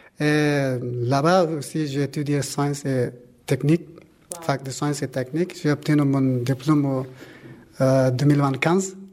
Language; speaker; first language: French; non-native, learner; Persian